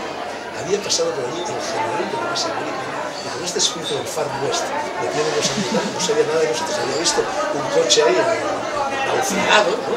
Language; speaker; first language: Spanish; native; Spanish